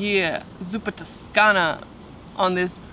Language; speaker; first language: English; native; English